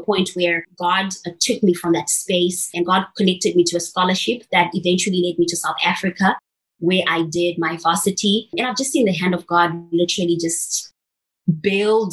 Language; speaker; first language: English; non-native, local second language; Shona